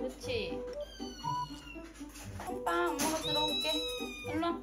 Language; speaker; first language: Korean; native; Korean